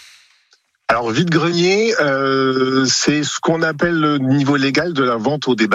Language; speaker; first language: French; native; French